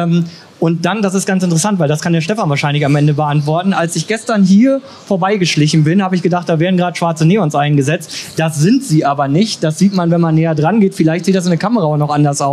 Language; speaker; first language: German; native; German